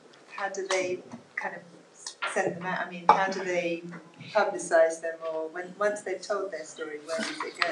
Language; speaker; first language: English; native; English